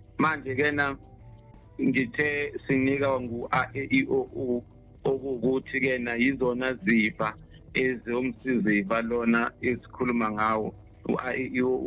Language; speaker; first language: Zulu; native; Zulu